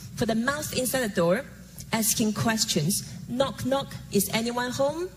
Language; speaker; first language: English; non-native, fluent; Chinese